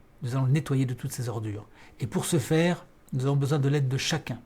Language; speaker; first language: French; native; French